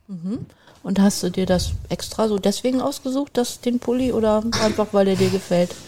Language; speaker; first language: German; native; German